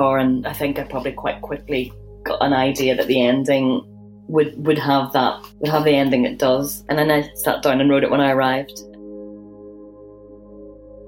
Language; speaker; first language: English; native; English